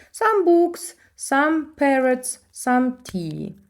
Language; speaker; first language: English; non-native, fluent; Ukrainian